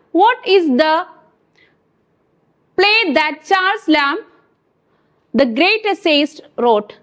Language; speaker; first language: English; non-native, local second language; Malayalam